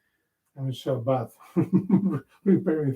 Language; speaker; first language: English; non-native, learner; Spanish